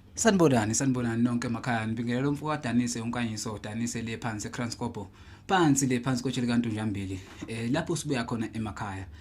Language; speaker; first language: Zulu; native; Zulu